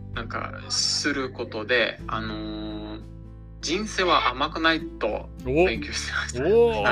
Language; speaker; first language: Japanese; non-native, fluent; Portuguese